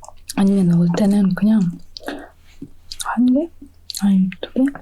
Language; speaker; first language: Korean; non-native, fluent; Indonesian